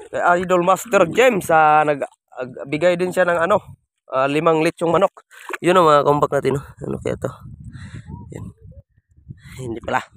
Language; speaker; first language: Filipino; non-native, local second language; Cebuano